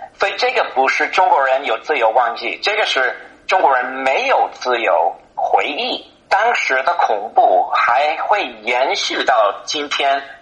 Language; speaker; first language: Chinese; non-native, fluent; English